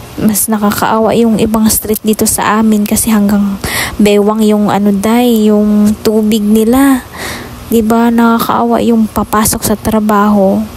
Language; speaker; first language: Filipino; non-native, local second language; Cebuano